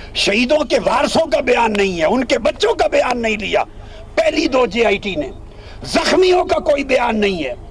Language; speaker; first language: Urdu; non-native, local second language; Punjabi